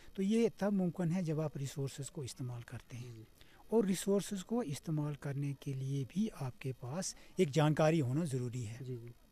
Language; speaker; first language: Hindi; non-native, local second language; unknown